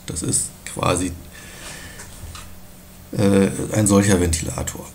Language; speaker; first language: German; native; German